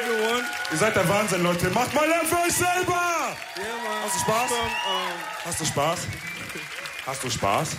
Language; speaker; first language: German; early bilingual, other home language; Wolof